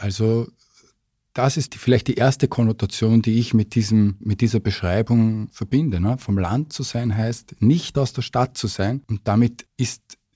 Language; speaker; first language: German; native; German